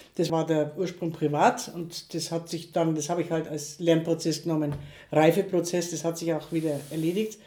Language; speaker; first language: German; native; German